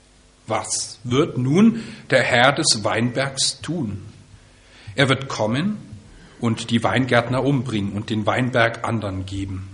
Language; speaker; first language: German; native; German